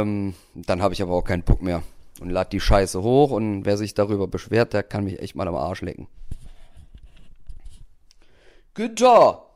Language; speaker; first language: German; native; German